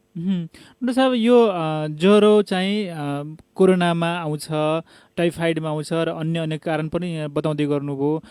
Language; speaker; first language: Nepali; non-native, local second language; Bhojpuri